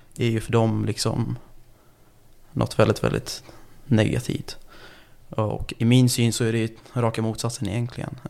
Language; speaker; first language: Swedish; early bilingual, other home language; Turkish